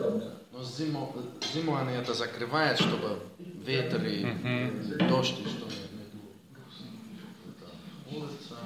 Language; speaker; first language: Russian; non-native, fluent; Dutch